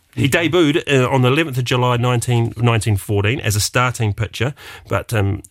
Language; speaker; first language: English; native; English